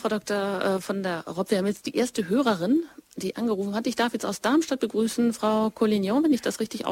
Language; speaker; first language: German; native; German